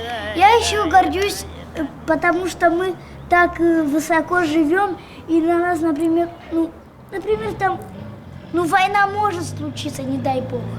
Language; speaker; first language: Russian; non-native, local second language; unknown